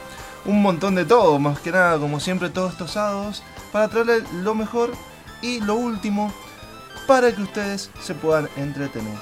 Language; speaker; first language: Spanish; native; Spanish